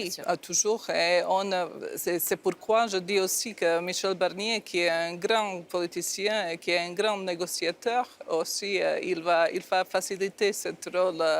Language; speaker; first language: French; non-native, fluent; Croatian